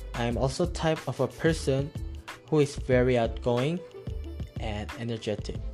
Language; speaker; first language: English; early bilingual, other home language; Korean